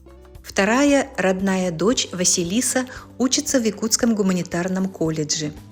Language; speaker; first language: Russian; native; Russian